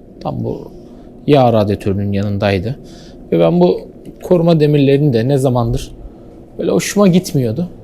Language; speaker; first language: Turkish; native; Turkish